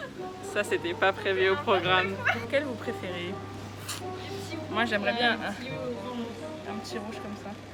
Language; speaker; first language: French; native; French